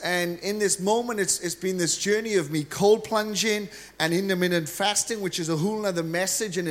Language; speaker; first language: English; native; English